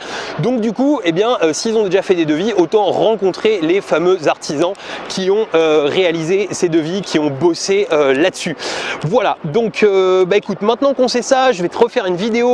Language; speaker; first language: French; native; French